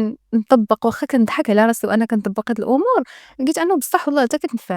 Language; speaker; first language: Arabic; native; Arabic